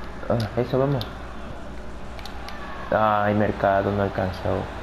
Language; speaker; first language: Spanish; native; Spanish